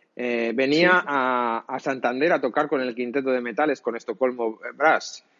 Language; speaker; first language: Spanish; native; Spanish